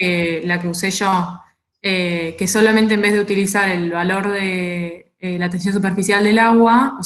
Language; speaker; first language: Spanish; native; Spanish